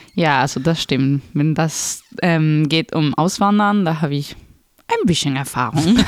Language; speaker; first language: German; non-native, fluent; Spanish